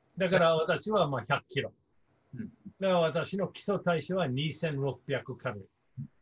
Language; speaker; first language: Japanese; non-native, fluent; English